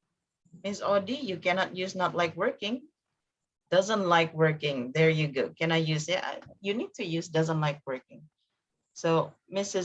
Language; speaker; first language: English; non-native, fluent; Indonesian